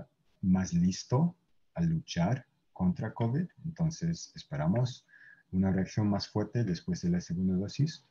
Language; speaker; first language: Spanish; non-native, fluent; English